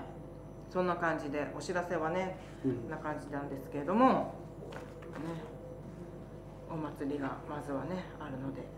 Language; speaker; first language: Japanese; native; Japanese